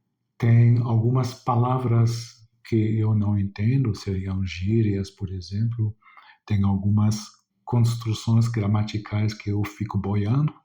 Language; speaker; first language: Portuguese; non-native, fluent; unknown